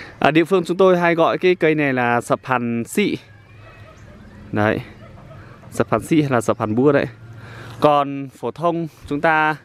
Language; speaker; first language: Vietnamese; non-native, local second language; Iu Mien